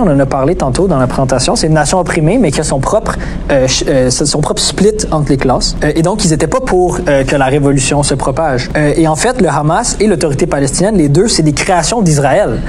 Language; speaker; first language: French; native; French